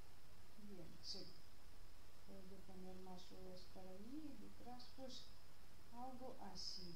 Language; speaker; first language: Spanish; non-native, learner; Russian